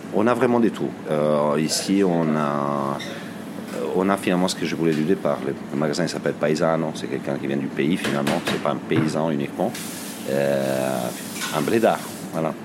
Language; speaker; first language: French; non-native, fluent; Italian